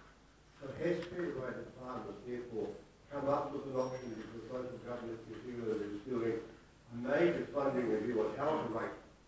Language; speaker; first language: English; native; English